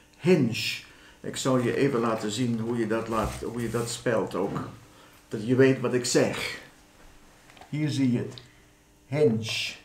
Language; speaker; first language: Dutch; non-native, fluent; English